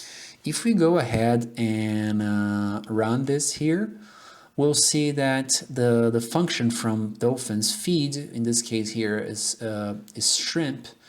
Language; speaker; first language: English; non-native, fluent; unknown